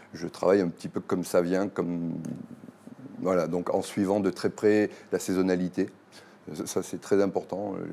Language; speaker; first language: French; native; French